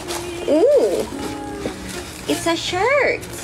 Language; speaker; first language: English; non-native, fluent; Thai